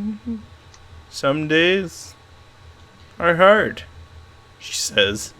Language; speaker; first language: English; native; English